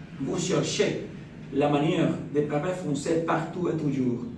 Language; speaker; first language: French; non-native, fluent; Spanish